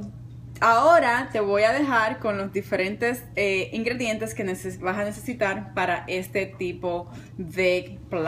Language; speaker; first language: Spanish; native; Spanish